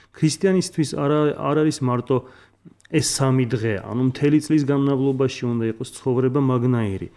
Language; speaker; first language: Georgian; non-native, local second language; Armenian